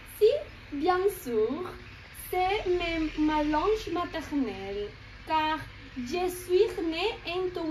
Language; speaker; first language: French; non-native, learner; Spanish